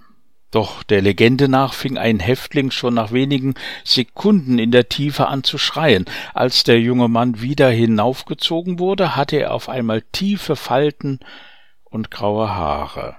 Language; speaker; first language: German; native; German